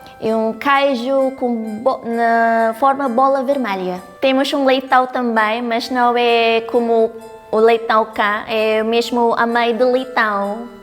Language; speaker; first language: Portuguese; non-native, fluent; Cebuano